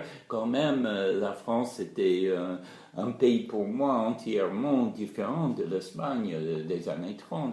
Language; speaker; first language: French; non-native, fluent; English